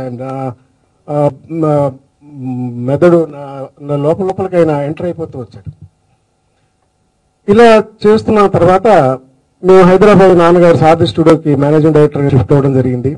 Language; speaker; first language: Telugu; native; Telugu